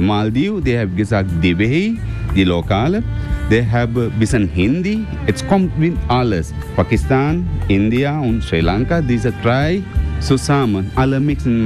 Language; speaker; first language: German; non-native, learner; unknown